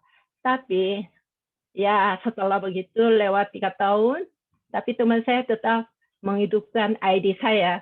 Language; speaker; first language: Indonesian; non-native, fluent; Korean